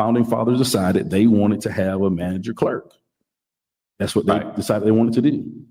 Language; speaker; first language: English; native; English